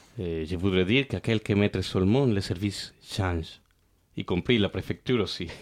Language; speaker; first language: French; non-native, fluent; Spanish